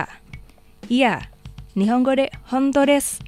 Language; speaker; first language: Japanese; non-native, fluent; Indonesian